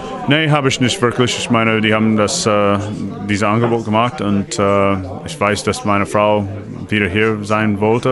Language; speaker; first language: German; non-native, learner; English